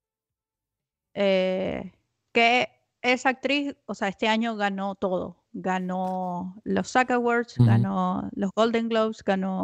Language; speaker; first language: Spanish; native; Spanish